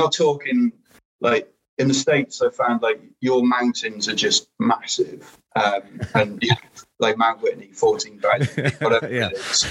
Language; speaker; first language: English; native; English